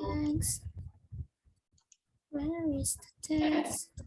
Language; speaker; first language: English; non-native, fluent; Indonesian